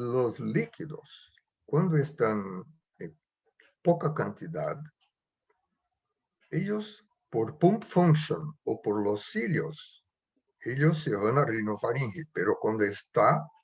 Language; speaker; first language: Spanish; non-native, fluent; Portuguese